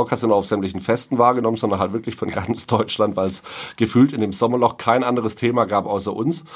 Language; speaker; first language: German; native; German